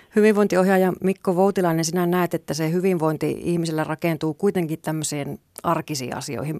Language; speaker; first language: Finnish; native; Finnish